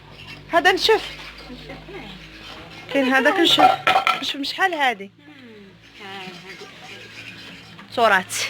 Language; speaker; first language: Arabic; native; Arabic